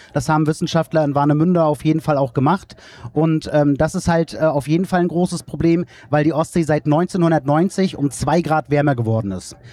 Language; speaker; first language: German; native; German